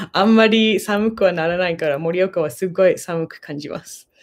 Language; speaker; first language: Japanese; non-native, fluent; English